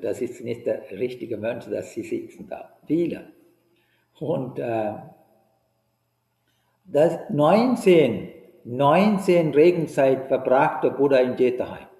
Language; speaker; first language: German; non-native, fluent; Sinhala